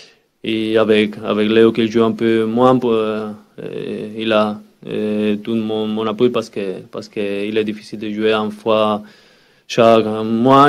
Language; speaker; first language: French; non-native, learner; Spanish